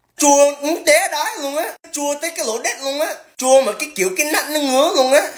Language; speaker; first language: Vietnamese; early bilingual, heritage; Vietnamese